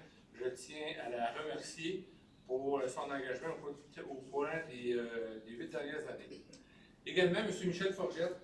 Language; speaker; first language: French; native; French